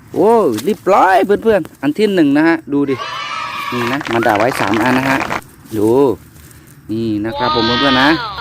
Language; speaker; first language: Thai; non-native, local second language; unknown